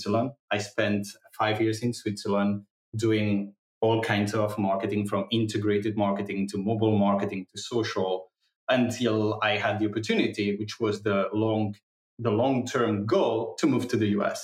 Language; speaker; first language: English; non-native, fluent; Catalan